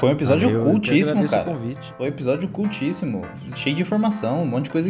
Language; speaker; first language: Portuguese; native; Portuguese